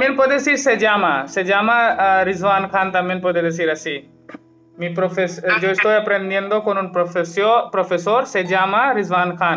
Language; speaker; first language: Spanish; non-native, fluent; Hindi